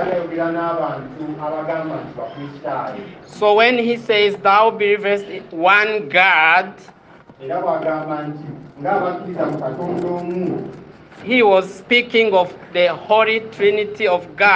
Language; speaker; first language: English; non-native, local second language; Kinyarwanda